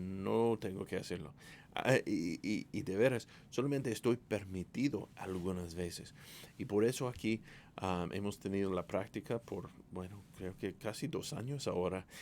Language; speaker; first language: Spanish; non-native, fluent; English